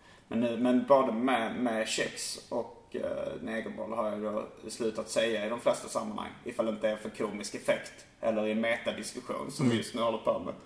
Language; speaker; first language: Swedish; native; Swedish